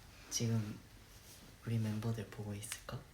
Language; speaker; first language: Korean; non-native, fluent; Japanese